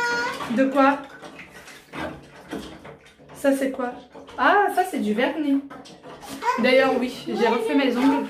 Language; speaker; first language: French; native; French